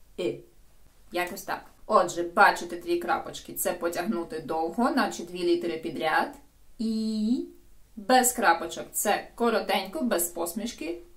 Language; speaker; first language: Ukrainian; native; Ukrainian